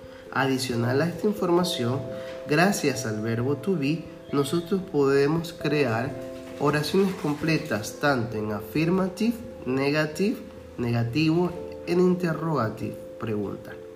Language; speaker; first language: Spanish; native; Spanish